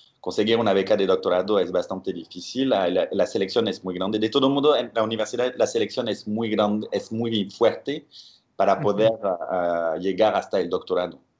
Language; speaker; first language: Spanish; non-native, fluent; French